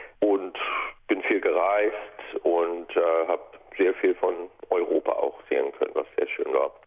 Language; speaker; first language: German; non-native, fluent; English